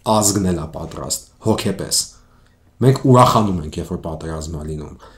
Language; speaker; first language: Armenian; early bilingual, heritage; Armenian